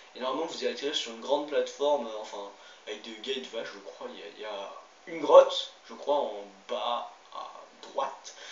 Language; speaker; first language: French; native; French